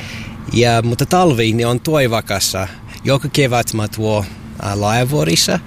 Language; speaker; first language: Finnish; non-native, learner; English